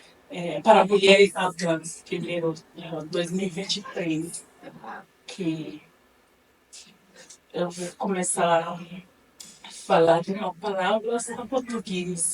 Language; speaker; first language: Portuguese; non-native, learner; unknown